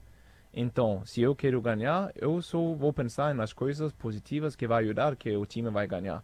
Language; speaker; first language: Portuguese; non-native, fluent; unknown